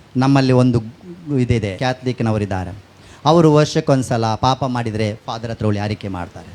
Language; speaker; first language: Kannada; non-native, local second language; Tulu